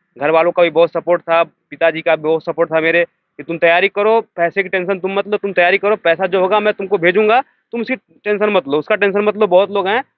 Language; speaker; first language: Hindi; native; Hindi